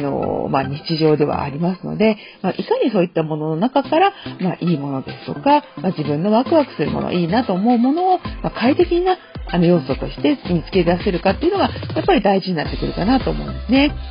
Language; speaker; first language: Japanese; native; Japanese